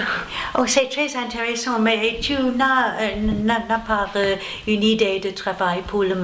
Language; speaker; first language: French; non-native, learner; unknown